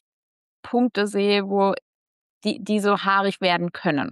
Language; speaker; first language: German; native; German